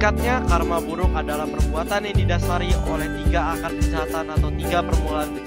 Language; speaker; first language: Indonesian; native; Indonesian